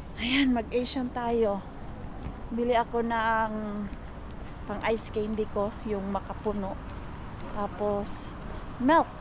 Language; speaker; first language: Filipino; non-native, local second language; Cebuano